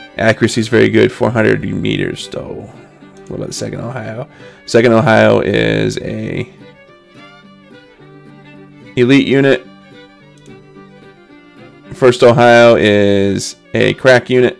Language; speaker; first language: English; native; English